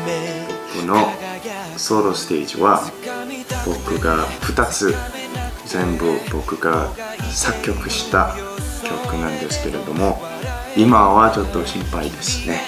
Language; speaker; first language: Japanese; non-native, learner; Korean